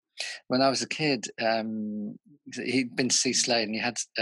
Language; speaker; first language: English; native; English